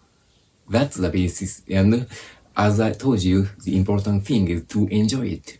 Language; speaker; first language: English; non-native, fluent; Japanese